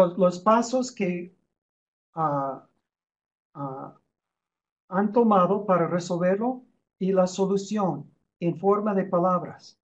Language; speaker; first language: Spanish; non-native, fluent; English